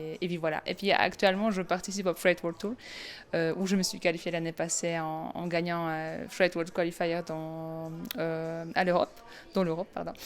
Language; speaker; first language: French; non-native, fluent; Polish